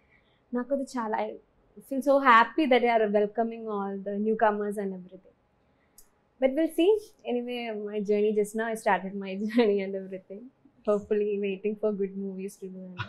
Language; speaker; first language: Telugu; non-native, learner; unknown